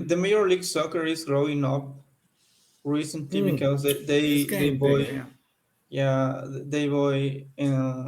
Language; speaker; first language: English; non-native, learner; Spanish